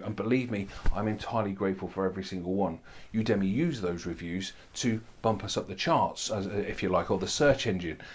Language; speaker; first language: English; native; English